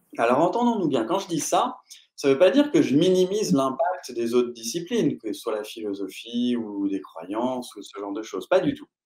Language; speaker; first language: French; native; French